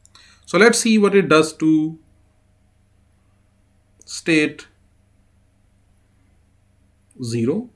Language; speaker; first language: English; non-native, fluent; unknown